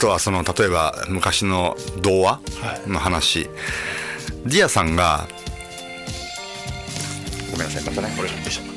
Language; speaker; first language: Japanese; native; Japanese